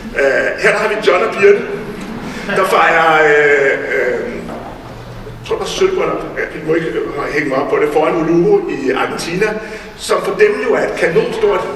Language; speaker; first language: Danish; native; Danish